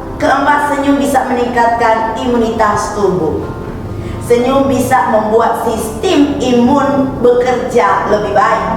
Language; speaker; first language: Indonesian; native; Indonesian